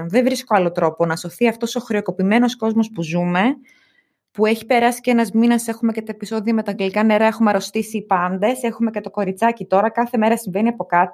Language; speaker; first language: Greek; native; Greek